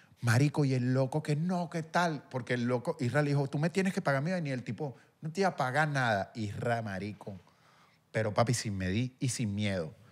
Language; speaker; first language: Spanish; native; Spanish